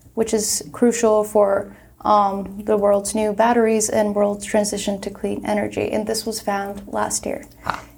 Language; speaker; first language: English; non-native, fluent; Turkish